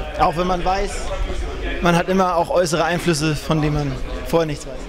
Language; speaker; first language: German; native; German